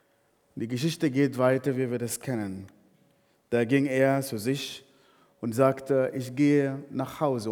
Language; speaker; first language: German; non-native, fluent; Arabic